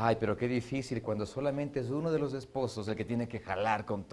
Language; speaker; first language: Spanish; native; Spanish